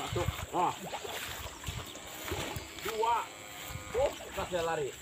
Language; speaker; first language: Malay; native; Malay